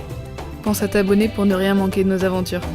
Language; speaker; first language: French; native; French